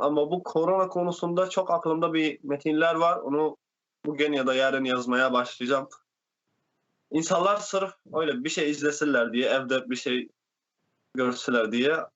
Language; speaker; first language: Turkish; non-native, fluent; Arabic